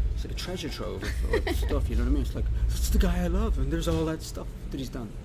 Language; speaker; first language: English; native; English